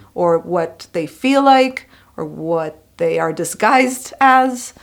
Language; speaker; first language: English; non-native, fluent; Spanish